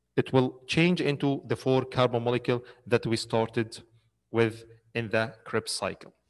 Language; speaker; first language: English; non-native, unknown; Arabic